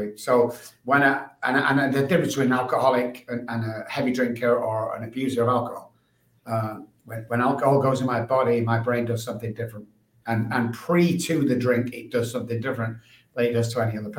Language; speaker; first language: English; native; English